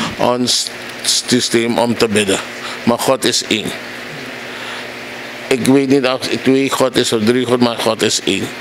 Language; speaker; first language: Dutch; non-native, local second language; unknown